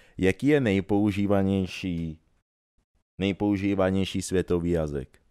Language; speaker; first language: Czech; native; Czech